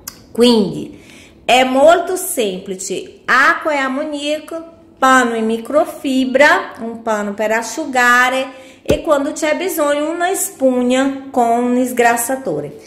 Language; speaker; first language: Italian; non-native, fluent; Portuguese